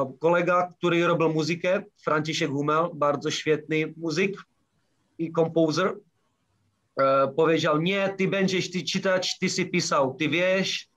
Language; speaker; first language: Polish; non-native, learner; Czech